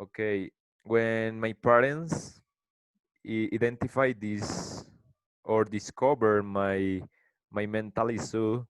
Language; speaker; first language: English; non-native, learner; Spanish